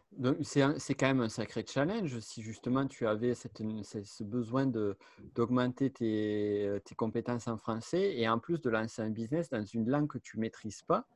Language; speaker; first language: French; native; French